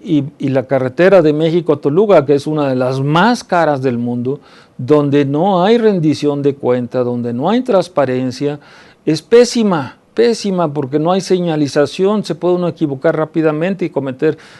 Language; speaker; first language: Spanish; native; Spanish